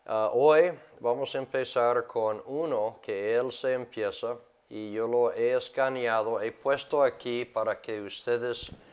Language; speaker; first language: Spanish; non-native, fluent; English